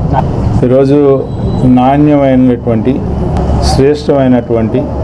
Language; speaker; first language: Telugu; native; Telugu